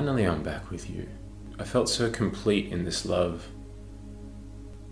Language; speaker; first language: English; native; English